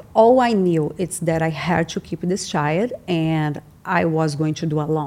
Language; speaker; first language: English; non-native, learner; Portuguese